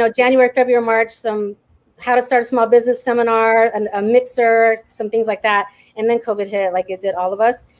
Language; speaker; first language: English; native; English